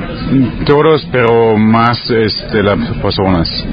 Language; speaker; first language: Spanish; non-native, learner; German